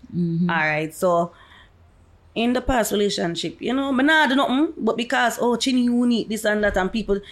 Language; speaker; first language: English; non-native, local second language; Jamaican Creole English